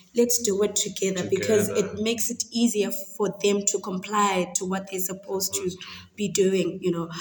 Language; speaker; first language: English; non-native, local second language; Xhosa